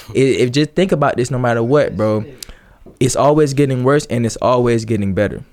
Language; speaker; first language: English; native; English